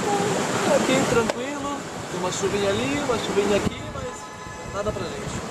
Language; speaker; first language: Portuguese; non-native, fluent; French